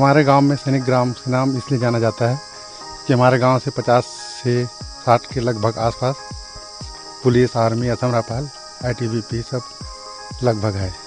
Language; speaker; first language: Hindi; non-native, local second language; Chhattisgarhi